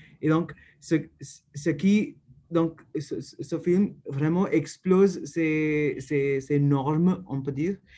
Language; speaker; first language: French; non-native, learner; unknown